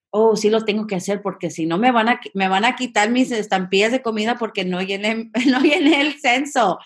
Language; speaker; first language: Spanish; early bilingual, heritage; Spanish